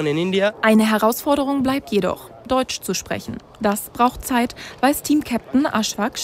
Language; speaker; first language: German; native; German